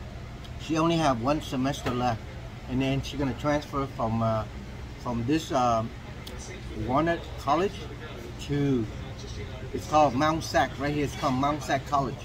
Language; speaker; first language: English; non-native, fluent; Vietnamese